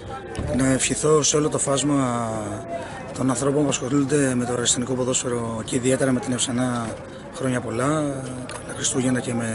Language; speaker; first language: Greek; native; Greek